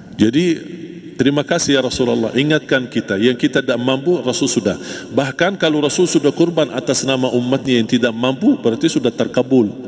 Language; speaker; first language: Malay; non-native, fluent; Arabic